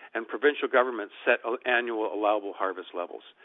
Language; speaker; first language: English; native; English